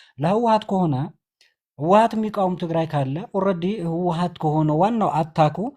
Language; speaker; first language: Amharic; non-native, local second language; Tigrinya